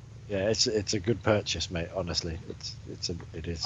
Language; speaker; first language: English; native; English